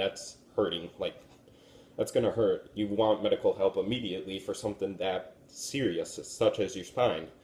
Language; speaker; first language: English; native; English